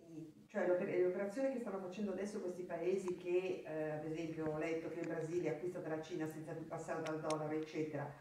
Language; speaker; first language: Italian; native; Italian